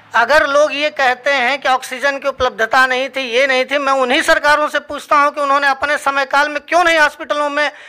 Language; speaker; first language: Hindi; native; Hindi